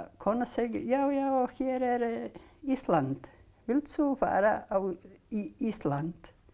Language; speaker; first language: Icelandic; non-native, learner; Serbian